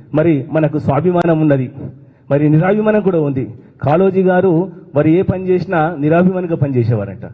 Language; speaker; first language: Telugu; native; Telugu